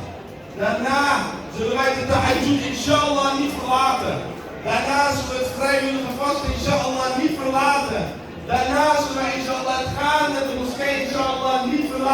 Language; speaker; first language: Dutch; early bilingual, other home language; Indonesian